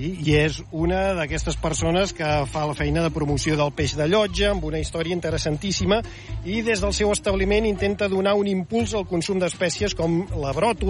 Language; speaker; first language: Catalan; native; Catalan